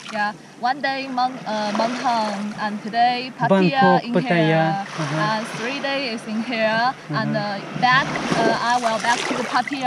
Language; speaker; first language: English; non-native, learner; Chinese